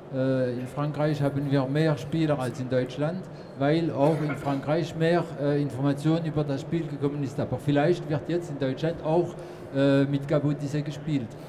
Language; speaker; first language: German; non-native, fluent; French